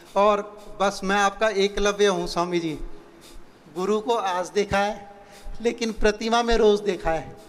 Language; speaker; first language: Hindi; native; Hindi